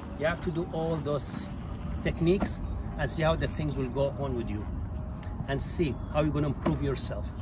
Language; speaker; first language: English; non-native, fluent; Arabic